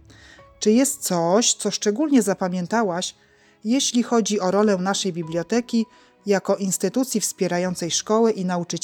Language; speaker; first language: Polish; native; Polish